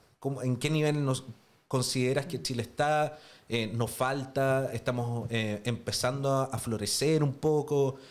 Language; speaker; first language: Spanish; native; Spanish